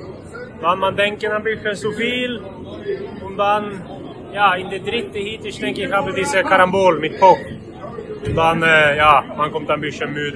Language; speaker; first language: German; non-native, learner; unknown